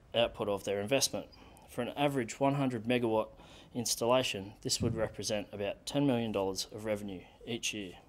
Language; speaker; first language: English; native; English